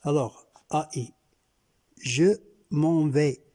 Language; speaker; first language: French; non-native, local second language; Arabic